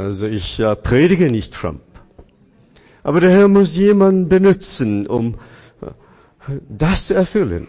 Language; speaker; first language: German; non-native, fluent; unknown